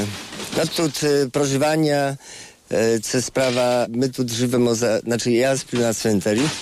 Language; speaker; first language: Ukrainian; non-native, fluent; Polish